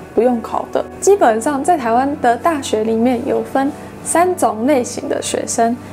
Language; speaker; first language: Chinese; non-native, fluent; English